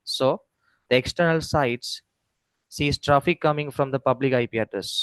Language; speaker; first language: English; non-native, local second language; Tamil